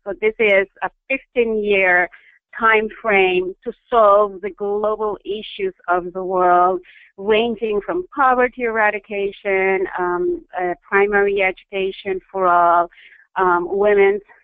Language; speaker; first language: English; non-native, local second language; Filipino